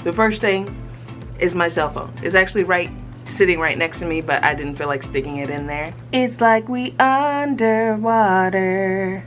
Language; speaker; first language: English; native; English